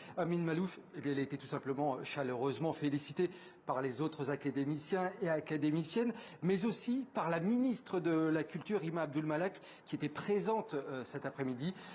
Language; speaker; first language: French; native; French